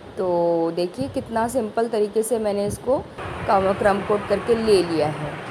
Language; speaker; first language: Hindi; non-native, local second language; Marathi